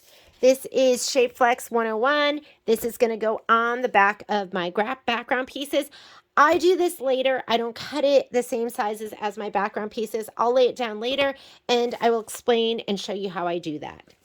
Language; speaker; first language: English; native; English